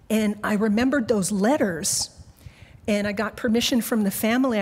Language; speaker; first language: English; native; English